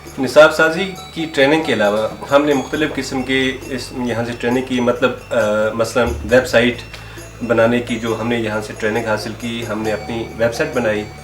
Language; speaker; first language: Urdu; non-native, local second language; Gujari